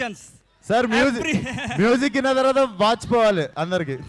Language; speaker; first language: Telugu; native; Telugu